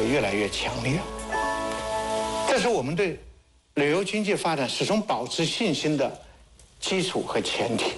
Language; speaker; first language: Chinese; native; Chinese